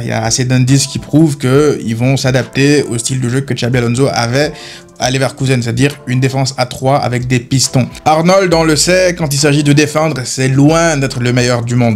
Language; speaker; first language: French; native; French